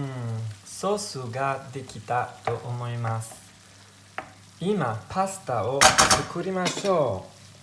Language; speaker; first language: Japanese; non-native, learner; Italian